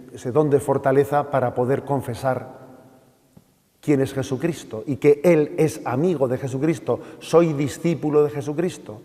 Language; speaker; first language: Spanish; native; Spanish